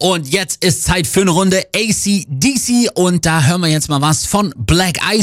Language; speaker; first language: German; native; German